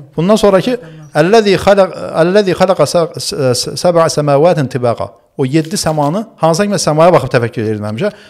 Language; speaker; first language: Azerbaijani; early bilingual, other home language; Turkish